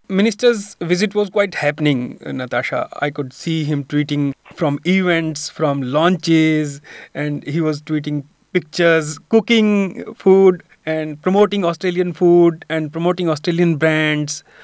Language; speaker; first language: English; non-native, local second language; Hindi